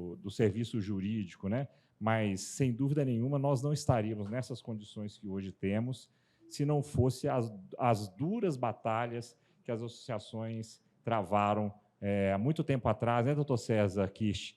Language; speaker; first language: Portuguese; native; Portuguese